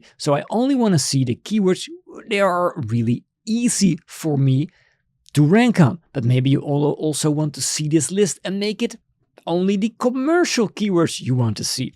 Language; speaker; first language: English; non-native, fluent; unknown